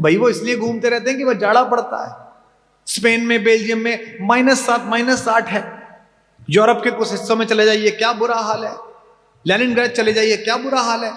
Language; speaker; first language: Hindi; native; Hindi